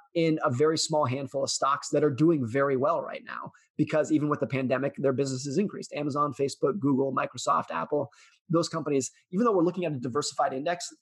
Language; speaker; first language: English; native; English